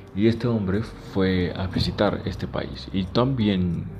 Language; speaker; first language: Spanish; non-native, fluent; Haitian Creole